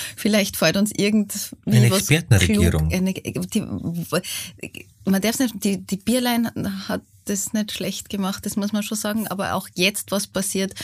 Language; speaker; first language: German; native; German